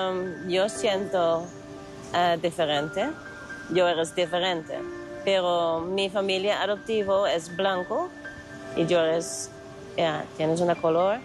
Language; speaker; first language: Spanish; non-native, learner; Dutch